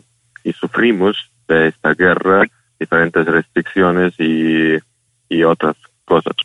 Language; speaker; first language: Spanish; non-native, fluent; Ukrainian